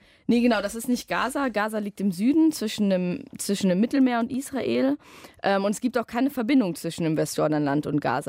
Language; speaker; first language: German; native; German